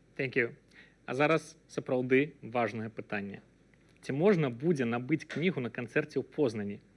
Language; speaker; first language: Belarusian; native; Belarusian